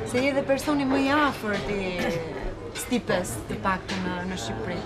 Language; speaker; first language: Albanian; native; Albanian